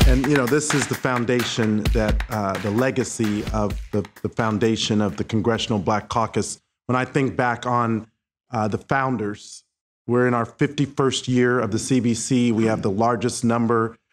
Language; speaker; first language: English; native; English